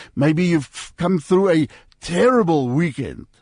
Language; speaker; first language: English; non-native, local second language; Afrikaans